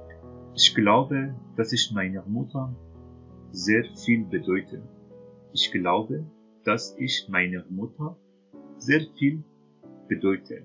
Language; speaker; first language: German; non-native, fluent; Persian